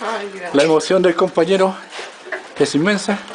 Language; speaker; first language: Spanish; native; Spanish